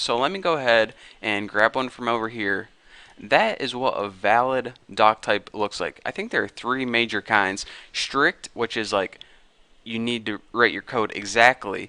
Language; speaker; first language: English; native; English